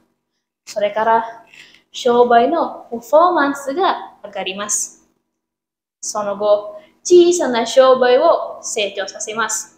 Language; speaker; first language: Japanese; non-native, learner; Indonesian